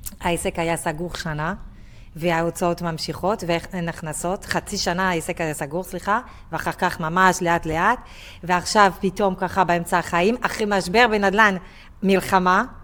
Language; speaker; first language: Hebrew; non-native, fluent; French